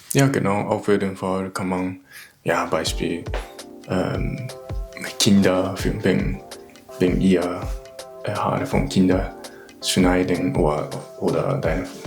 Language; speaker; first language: German; non-native, learner; Japanese